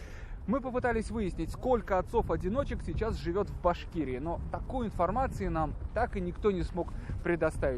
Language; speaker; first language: Russian; native; Russian